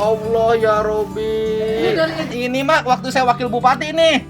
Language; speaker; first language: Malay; non-native, local second language; Sundanese